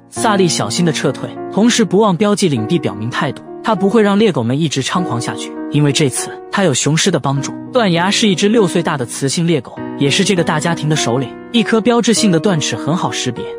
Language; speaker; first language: Chinese; native; Chinese